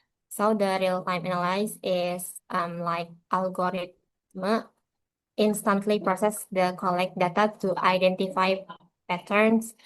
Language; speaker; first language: English; non-native, learner; Indonesian